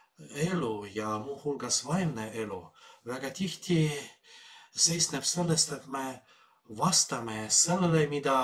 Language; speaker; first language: Estonian; non-native, fluent; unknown